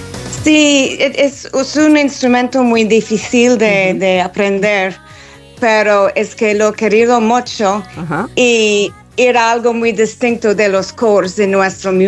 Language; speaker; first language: Spanish; non-native, learner; English